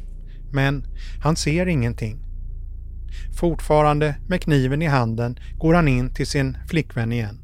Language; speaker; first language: Swedish; native; Swedish